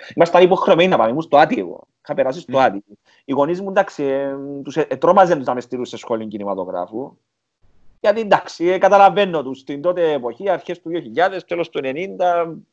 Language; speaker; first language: Greek; native; Greek